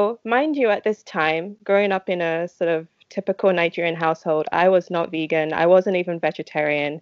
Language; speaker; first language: English; non-native, local second language; Yoruba